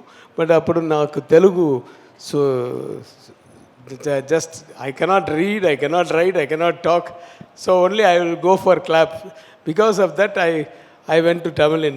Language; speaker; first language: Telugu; non-native, learner; Tamil